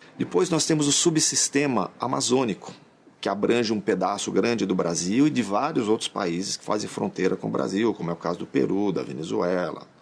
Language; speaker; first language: Portuguese; native; Portuguese